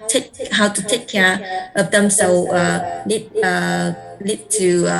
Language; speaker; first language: English; non-native, learner; Vietnamese